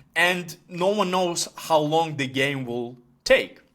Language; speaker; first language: English; non-native, fluent; Ukrainian